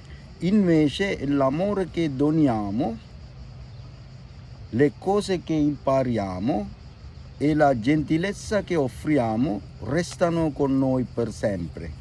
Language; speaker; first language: Italian; non-native, fluent; Sinhala